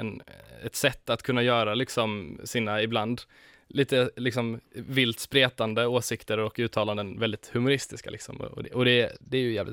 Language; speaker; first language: Swedish; native; Swedish